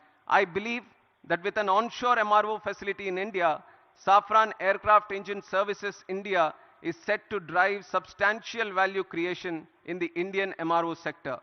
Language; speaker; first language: English; non-native, local second language; Telugu